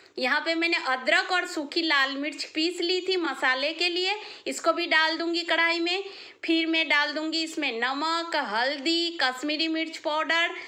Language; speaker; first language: Hindi; non-native, local second language; Bangla